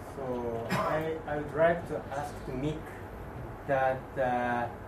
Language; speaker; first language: English; non-native, fluent; Japanese